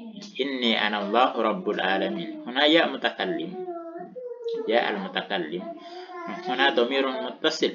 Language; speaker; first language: Arabic; non-native, fluent; Indonesian